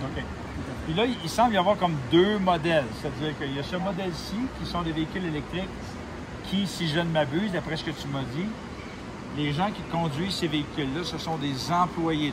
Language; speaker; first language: French; native; French